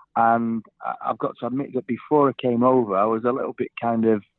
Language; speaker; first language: English; native; English